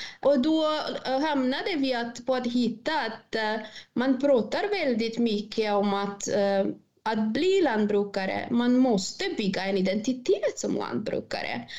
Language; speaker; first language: Swedish; non-native, fluent; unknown